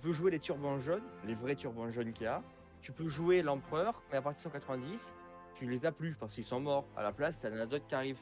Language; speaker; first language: French; native; French